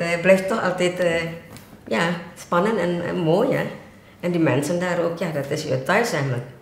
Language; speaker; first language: Dutch; early bilingual, other home language; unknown